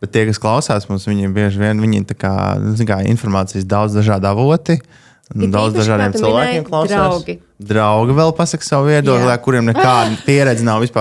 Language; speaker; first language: Latvian; native; Latvian